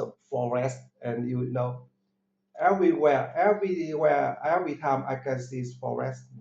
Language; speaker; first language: English; non-native, learner; Vietnamese